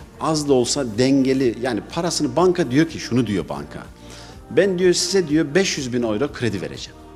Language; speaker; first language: Turkish; early bilingual, heritage; Turkish